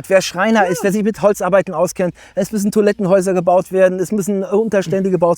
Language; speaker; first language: German; native; German